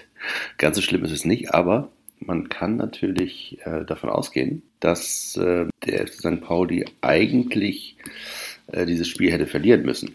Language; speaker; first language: German; native; German